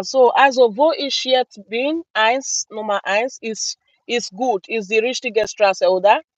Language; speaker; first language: German; non-native, learner; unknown